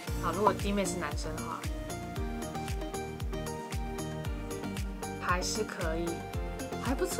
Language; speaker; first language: Chinese; native; Chinese